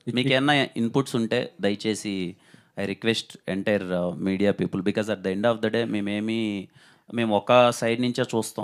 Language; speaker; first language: Telugu; native; Telugu